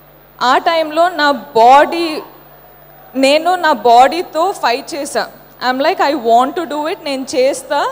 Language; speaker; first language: Telugu; non-native, fluent; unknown